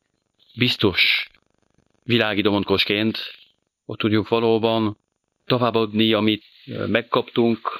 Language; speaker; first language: Hungarian; non-native, fluent; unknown